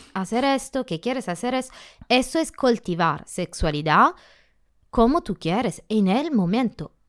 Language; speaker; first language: Spanish; non-native, learner; Italian